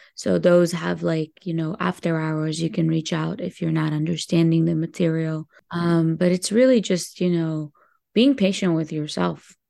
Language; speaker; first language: English; early bilingual, other home language; Hebrew